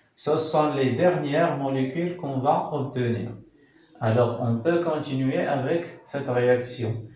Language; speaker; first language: French; non-native, local second language; Arabic